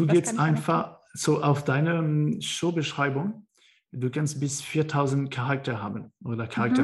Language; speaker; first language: German; non-native, learner; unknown